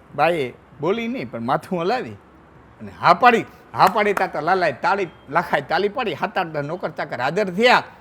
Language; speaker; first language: Gujarati; non-native, local second language; Kachhi